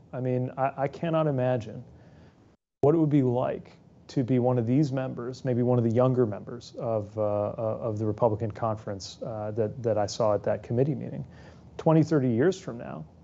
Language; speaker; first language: English; native; English